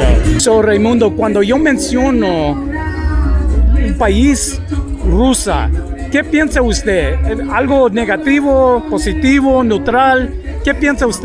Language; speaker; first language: Spanish; non-native, learner; English